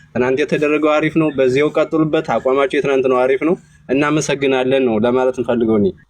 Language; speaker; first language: Amharic; native; Amharic